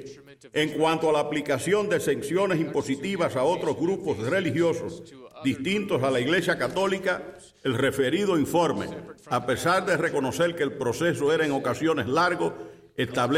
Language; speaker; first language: Spanish; native; Spanish